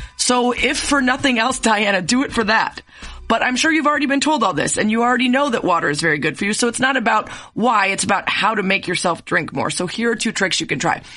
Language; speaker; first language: English; native; English